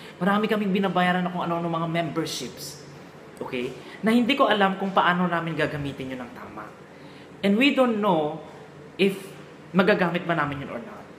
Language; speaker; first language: Filipino; native; Filipino